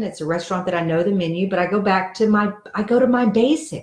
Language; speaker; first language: English; native; English